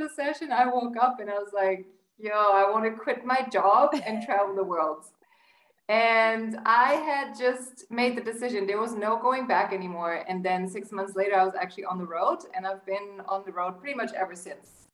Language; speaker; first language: English; non-native, fluent; German